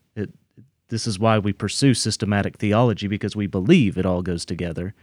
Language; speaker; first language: English; native; English